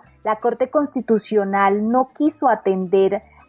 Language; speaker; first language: Spanish; native; Spanish